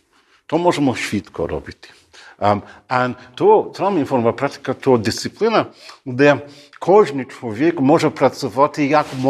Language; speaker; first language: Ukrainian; non-native, learner; English